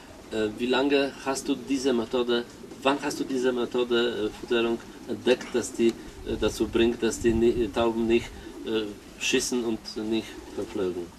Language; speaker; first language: German; non-native, fluent; Polish